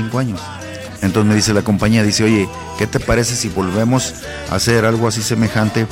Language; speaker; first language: Spanish; native; Spanish